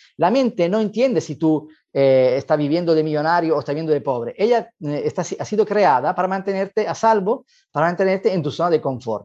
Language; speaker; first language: Spanish; non-native, fluent; Italian